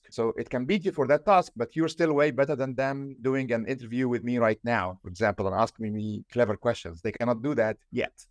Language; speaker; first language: English; non-native, fluent; Arabic